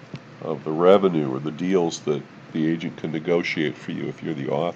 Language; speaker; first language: English; native; English